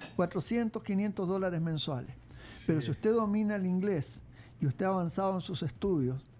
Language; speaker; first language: Spanish; native; Spanish